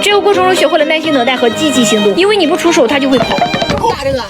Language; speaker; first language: Chinese; native; Chinese